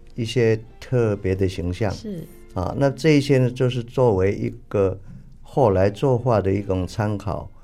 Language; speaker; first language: Chinese; native; Chinese